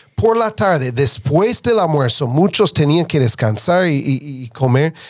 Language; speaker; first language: Spanish; non-native, fluent; English